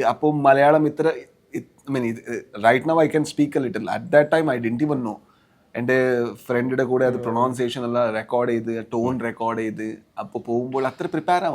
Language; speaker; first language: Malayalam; non-native, learner; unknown